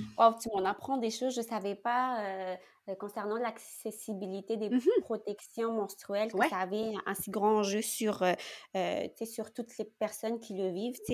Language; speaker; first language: French; non-native, local second language; Malagasy